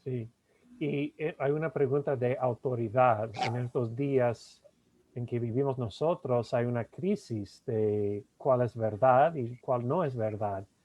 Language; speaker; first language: Spanish; non-native, fluent; English